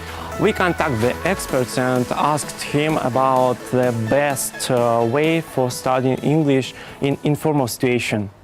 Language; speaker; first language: English; non-native, learner; Russian